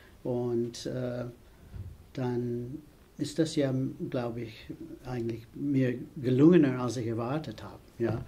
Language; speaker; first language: German; non-native, fluent; English